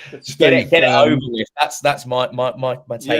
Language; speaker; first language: English; native; English